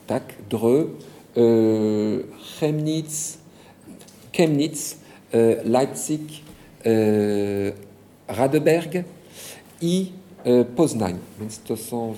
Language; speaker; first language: Polish; non-native, fluent; French